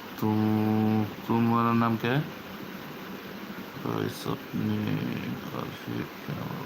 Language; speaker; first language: Hindi; non-native, local second language; Malayalam